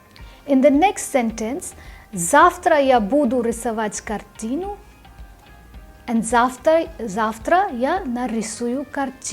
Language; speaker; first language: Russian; non-native, fluent; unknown